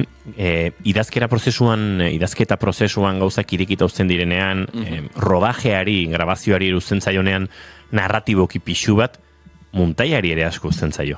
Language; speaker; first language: Basque; native; Basque